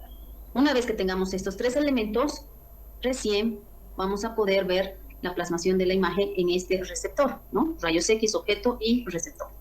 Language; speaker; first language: Spanish; native; Spanish